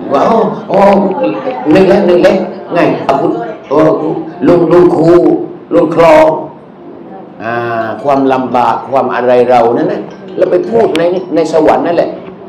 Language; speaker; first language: Thai; non-native, local second language; Malay